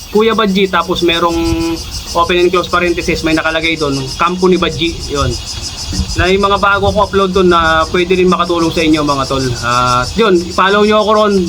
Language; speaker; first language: Filipino; native; Filipino